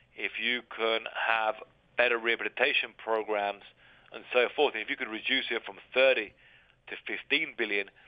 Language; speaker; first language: English; native; English